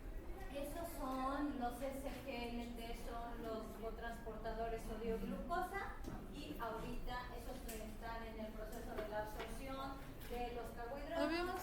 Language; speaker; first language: Spanish; native; Spanish